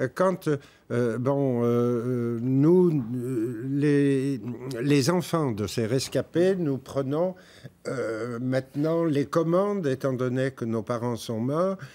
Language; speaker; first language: French; native; French